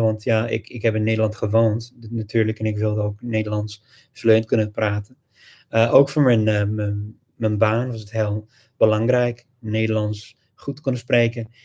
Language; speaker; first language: Dutch; non-native, fluent; English